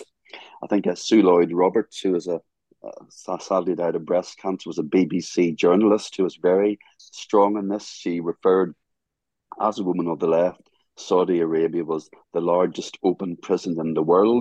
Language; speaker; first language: English; native; English